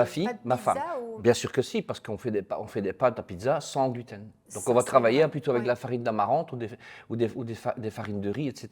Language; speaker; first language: French; native; French